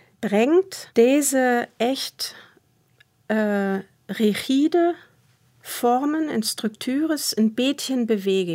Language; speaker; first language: Dutch; non-native, fluent; German